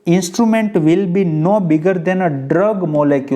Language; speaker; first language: English; non-native, local second language; Gujarati